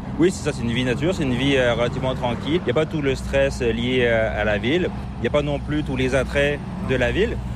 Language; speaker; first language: French; native; French